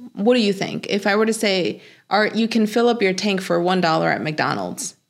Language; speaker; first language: English; early bilingual, other home language; Spanish